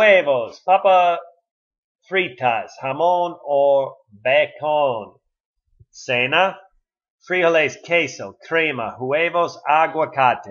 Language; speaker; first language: Spanish; non-native, learner; English